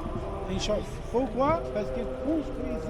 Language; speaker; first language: French; non-native, fluent; Arabic